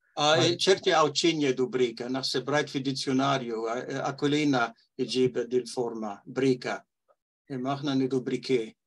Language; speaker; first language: Maltese; early bilingual, heritage; Maltese